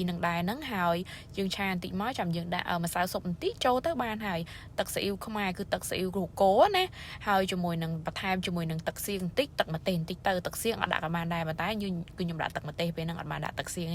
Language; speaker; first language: Khmer; native; Khmer